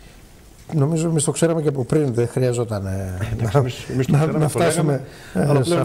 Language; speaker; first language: Greek; native; Greek